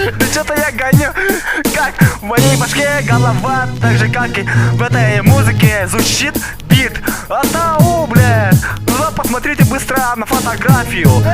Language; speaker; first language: Russian; non-native, local second language; Yakut